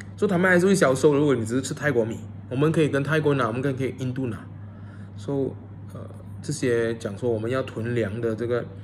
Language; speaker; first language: Chinese; native; Chinese